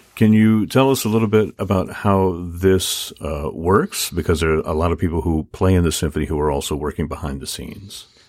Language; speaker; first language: English; native; English